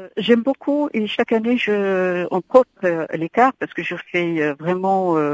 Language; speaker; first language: French; non-native, local second language; Arabic